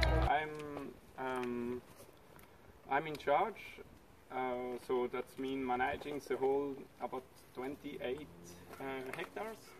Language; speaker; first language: English; non-native, fluent; French